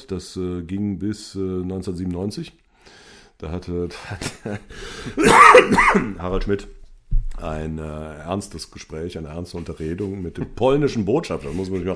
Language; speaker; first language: German; native; German